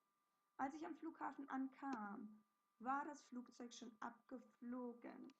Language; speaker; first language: German; non-native, fluent; English